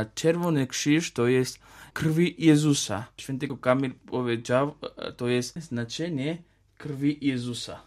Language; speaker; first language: Polish; non-native, learner; Georgian